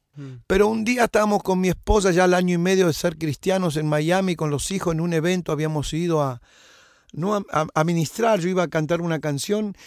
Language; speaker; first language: Spanish; native; Spanish